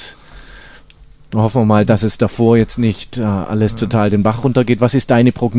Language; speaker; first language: German; native; German